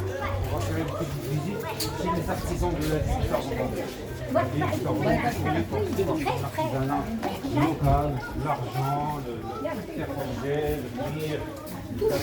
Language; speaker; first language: French; non-native, local second language; Arabic